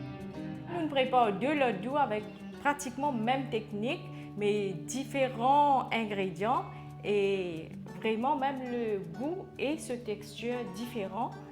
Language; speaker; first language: French; non-native, local second language; Morisyen